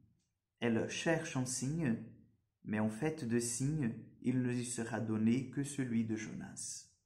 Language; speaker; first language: French; non-native, fluent; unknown